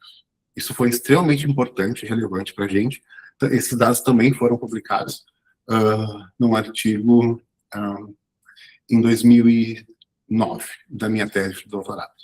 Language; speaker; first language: Portuguese; native; Portuguese